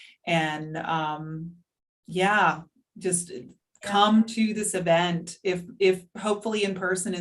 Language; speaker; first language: English; native; English